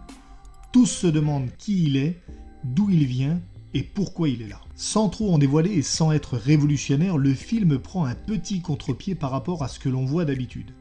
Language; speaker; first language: French; native; French